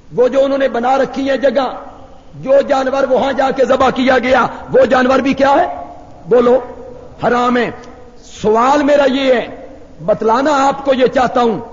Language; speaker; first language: Urdu; non-native, local second language; Punjabi